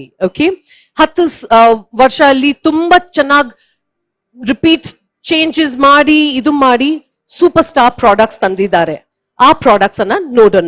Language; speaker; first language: Kannada; non-native, learner; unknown